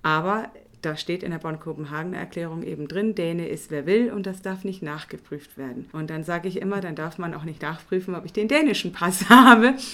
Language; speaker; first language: German; non-native, fluent; Danish